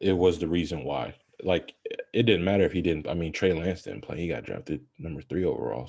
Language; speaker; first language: English; native; English